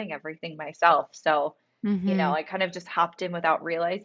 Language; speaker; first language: English; native; English